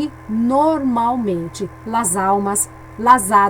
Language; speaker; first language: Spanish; non-native, fluent; Portuguese